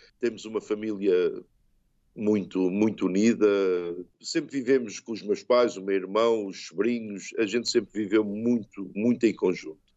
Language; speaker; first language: Portuguese; early bilingual, heritage; Portuguese